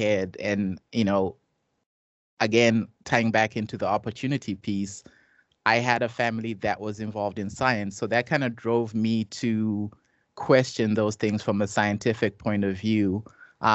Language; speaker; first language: English; non-native, local second language; Shona